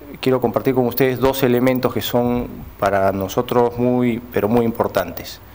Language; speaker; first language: Spanish; native; Spanish